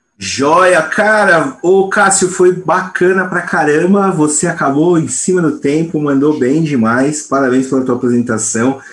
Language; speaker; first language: Portuguese; native; Portuguese